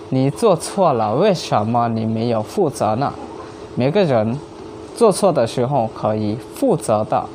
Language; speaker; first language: Chinese; non-native, learner; Hmong